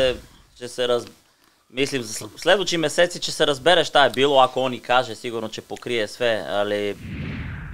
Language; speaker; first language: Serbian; non-native, learner; Bulgarian